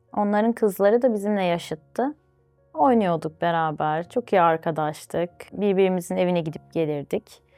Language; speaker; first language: Turkish; early bilingual, other home language; Azerbaijani